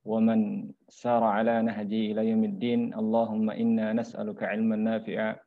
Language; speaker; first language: Arabic; non-native, fluent; Indonesian